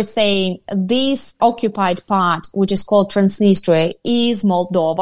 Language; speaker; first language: English; non-native, fluent; Ukrainian